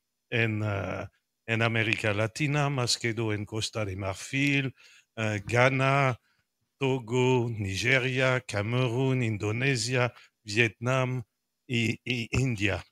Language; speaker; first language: Spanish; non-native, learner; French